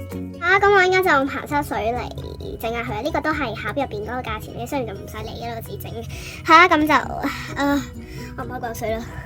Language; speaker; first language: Cantonese; native; Cantonese